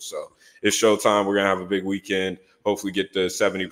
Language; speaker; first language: English; native; English